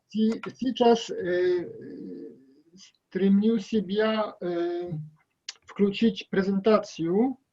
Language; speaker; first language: Russian; non-native, learner; Polish